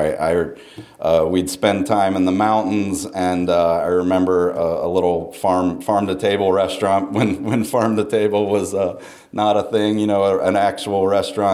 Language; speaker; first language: English; native; English